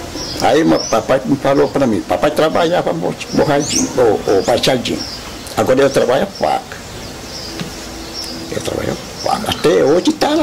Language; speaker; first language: Portuguese; non-native, local second language; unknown